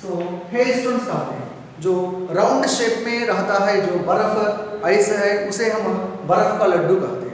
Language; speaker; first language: Hindi; non-native, local second language; Telugu